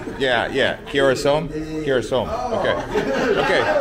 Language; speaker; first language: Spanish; non-native, learner; English